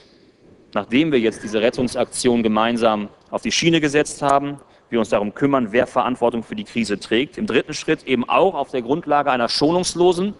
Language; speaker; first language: German; native; German